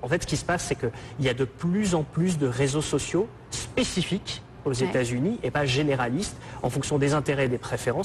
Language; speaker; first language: French; native; French